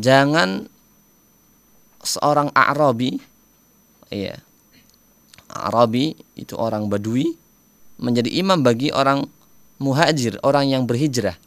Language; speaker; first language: Indonesian; native; Indonesian